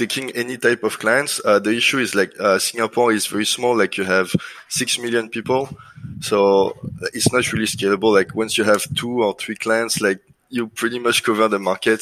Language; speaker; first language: English; non-native, fluent; French